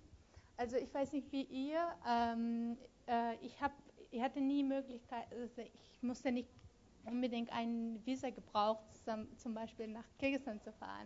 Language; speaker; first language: German; non-native, fluent; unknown